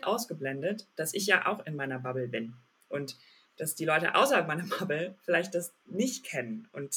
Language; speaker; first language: German; native; German